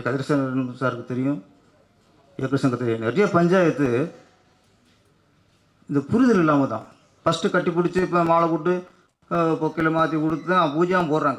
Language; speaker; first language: Tamil; native; Tamil